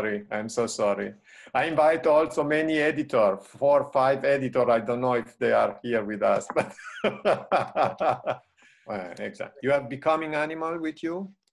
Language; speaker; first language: English; non-native, fluent; Italian